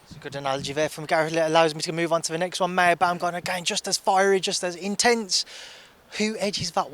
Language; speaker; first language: English; native; English